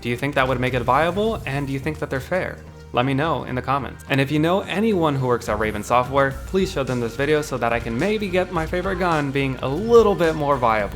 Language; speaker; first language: English; native; English